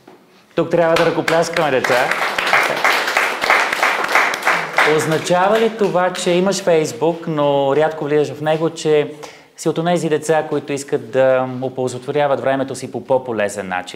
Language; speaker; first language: Bulgarian; native; Bulgarian